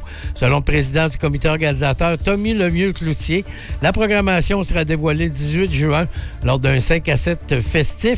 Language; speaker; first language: French; native; French